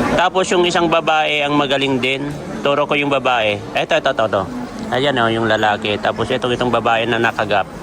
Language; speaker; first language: Filipino; native; Filipino